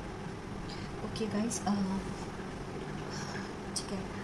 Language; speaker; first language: Hindi; native; Hindi